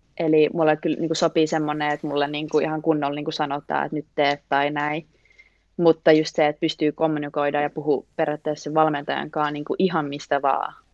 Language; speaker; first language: Finnish; native; Finnish